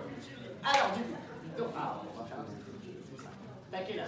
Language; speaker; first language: French; native; French